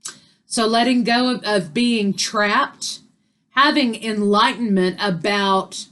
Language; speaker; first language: English; native; English